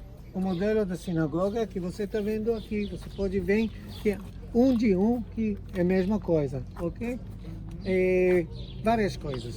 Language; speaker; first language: Portuguese; non-native, fluent; Hebrew